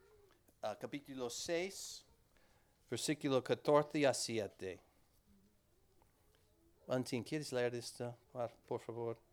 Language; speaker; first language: Spanish; non-native, learner; English